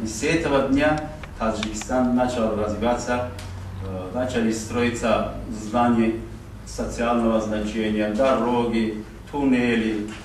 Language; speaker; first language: Russian; non-native, local second language; Tajik